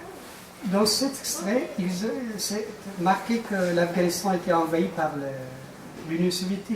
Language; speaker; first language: French; non-native, fluent; Persian